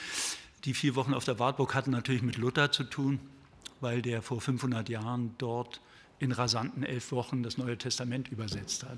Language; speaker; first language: German; native; German